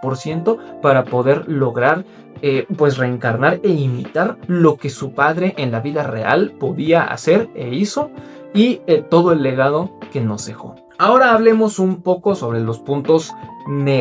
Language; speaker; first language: Spanish; native; Spanish